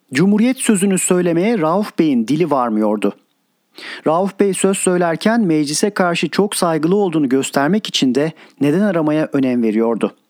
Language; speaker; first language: Turkish; native; Turkish